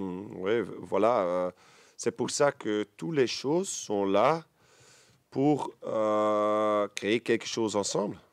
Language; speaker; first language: French; non-native, learner; Dutch